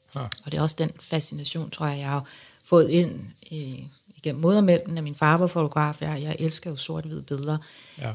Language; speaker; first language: Danish; early bilingual, other home language; English